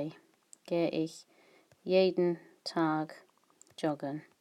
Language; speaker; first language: German; non-native, fluent; English